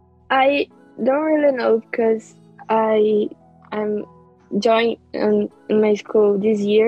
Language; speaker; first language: English; non-native, learner; Portuguese